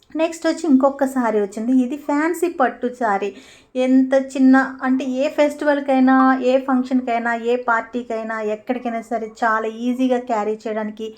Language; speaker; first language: Telugu; native; Telugu